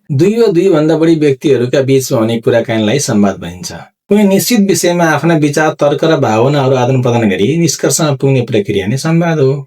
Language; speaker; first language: Nepali; native; Nepali